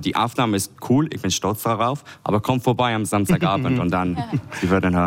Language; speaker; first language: German; non-native, fluent; English